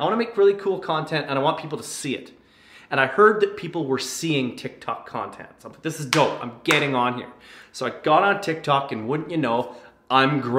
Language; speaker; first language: English; native; English